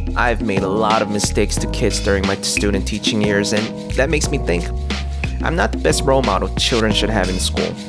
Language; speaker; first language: English; non-native, fluent; Korean